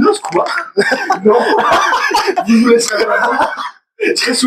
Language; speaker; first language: French; native; French